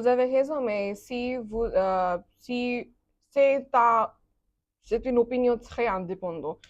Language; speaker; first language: French; non-native, learner; Bangla